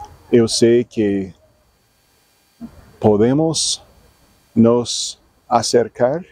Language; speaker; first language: Portuguese; non-native, learner; English